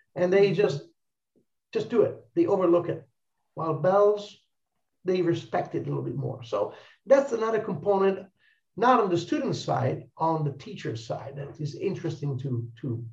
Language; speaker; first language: English; non-native, fluent; Italian